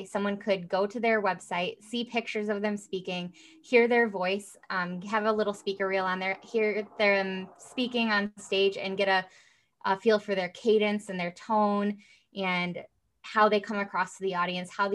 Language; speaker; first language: English; native; English